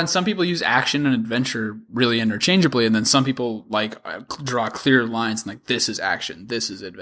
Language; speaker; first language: English; native; English